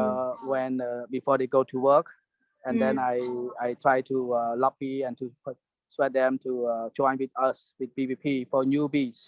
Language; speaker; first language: English; non-native, learner; Khmer